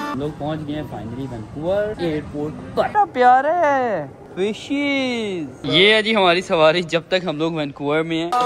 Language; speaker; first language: Urdu; non-native, local second language; Punjabi